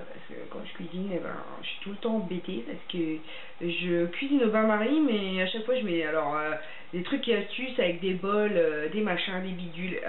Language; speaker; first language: French; native; French